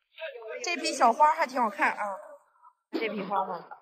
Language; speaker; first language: Chinese; native; Chinese